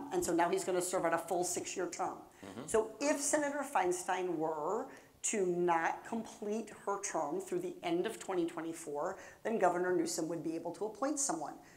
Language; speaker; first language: English; native; English